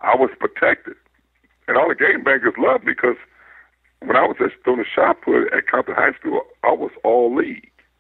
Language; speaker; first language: English; native; English